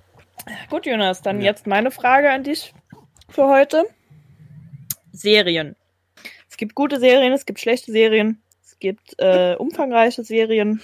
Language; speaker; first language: German; native; German